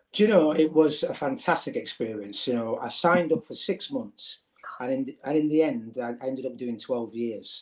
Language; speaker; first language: English; native; English